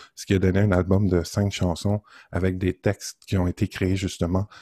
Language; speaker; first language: French; native; French